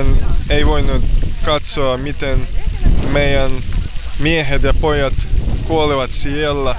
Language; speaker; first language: Finnish; non-native, learner; Ukrainian